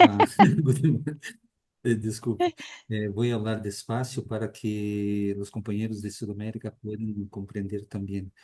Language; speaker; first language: Spanish; non-native, learner; Portuguese